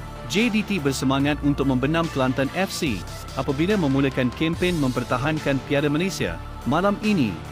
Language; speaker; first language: Malay; native; Malay